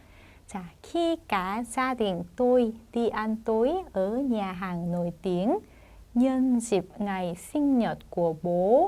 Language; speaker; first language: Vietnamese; non-native, fluent; Korean